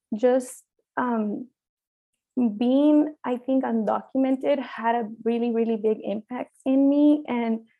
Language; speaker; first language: English; early bilingual, other home language; Spanish